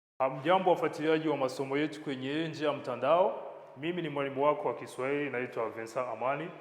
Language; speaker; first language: Swahili; non-native, local second language; Kinyarwanda